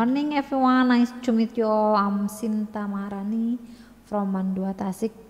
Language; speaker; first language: English; non-native, learner; Indonesian